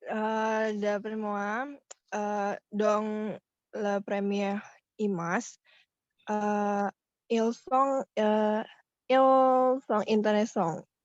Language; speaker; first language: French; non-native, learner; Indonesian